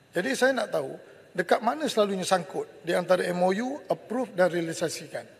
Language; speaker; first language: Malay; native; Malay